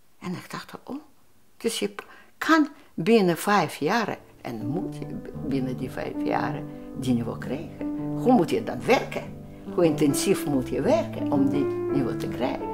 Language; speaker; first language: Dutch; non-native, fluent; Russian